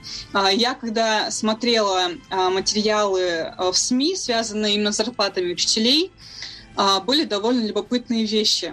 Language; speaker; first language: Russian; native; Russian